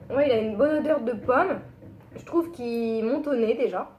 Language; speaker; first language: French; native; French